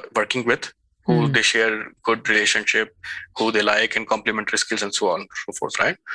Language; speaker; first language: English; non-native, local second language; Hindi